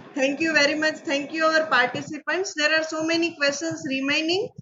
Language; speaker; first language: English; non-native, local second language; Gujarati